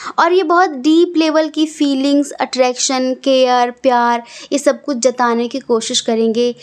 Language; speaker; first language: Hindi; native; Hindi